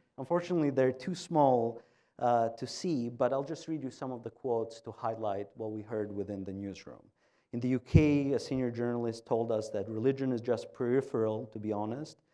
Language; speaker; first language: English; non-native, fluent; Albanian